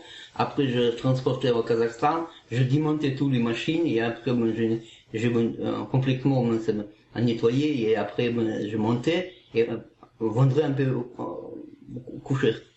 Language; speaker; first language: French; non-native, learner; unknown